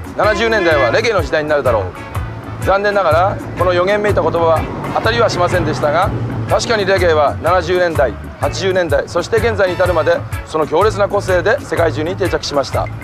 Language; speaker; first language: Japanese; native; Japanese